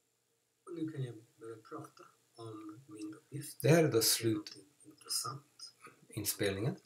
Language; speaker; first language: Swedish; non-native, fluent; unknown